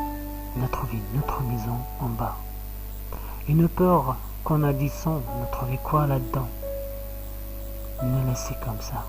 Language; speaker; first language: French; non-native, learner; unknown